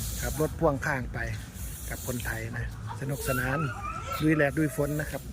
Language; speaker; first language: Thai; native; Thai